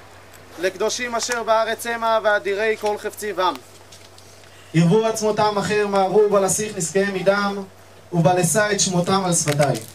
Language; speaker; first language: Hebrew; native; Hebrew